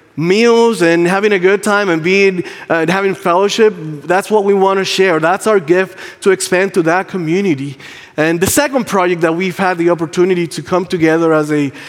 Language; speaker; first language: English; non-native, fluent; Spanish